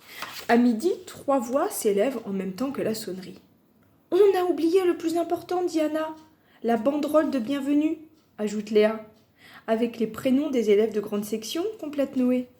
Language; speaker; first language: French; native; French